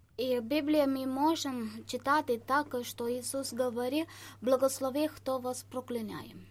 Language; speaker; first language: Ukrainian; non-native, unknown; Malayalam